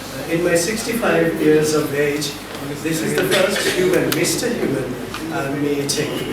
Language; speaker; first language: English; non-native, local second language; Bangla